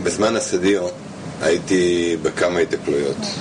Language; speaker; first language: Hebrew; non-native, fluent; Russian